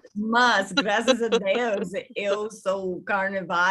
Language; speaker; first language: Portuguese; non-native, learner; English